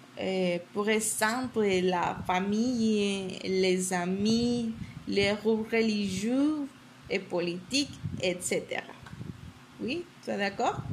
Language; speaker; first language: French; non-native, learner; Spanish